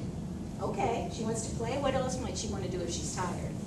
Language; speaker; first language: English; native; English